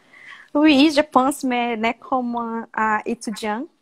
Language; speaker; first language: French; non-native, learner; Portuguese